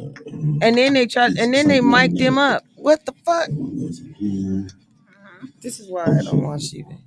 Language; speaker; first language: English; native; English